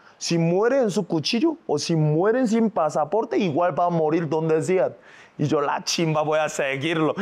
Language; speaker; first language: Spanish; non-native, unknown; Korean